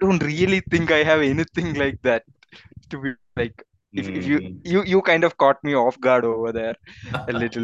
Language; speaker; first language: English; non-native, local second language; Malayalam